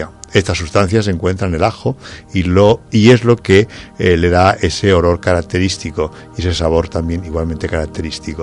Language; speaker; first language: Spanish; native; Spanish